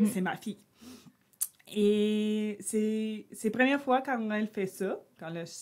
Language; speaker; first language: French; non-native, learner; Ukrainian